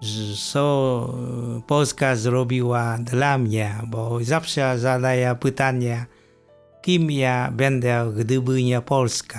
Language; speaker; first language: Polish; non-native, fluent; Vietnamese